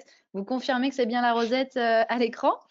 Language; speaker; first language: French; native; French